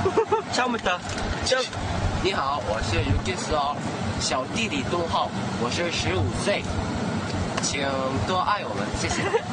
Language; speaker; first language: Chinese; non-native, learner; Korean